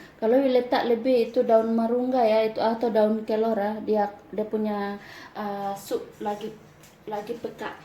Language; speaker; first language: Malay; non-native, local second language; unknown